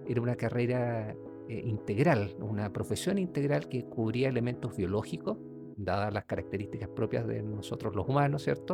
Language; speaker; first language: Spanish; native; Spanish